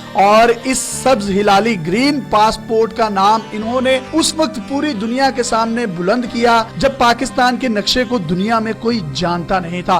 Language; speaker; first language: Urdu; non-native, local second language; Punjabi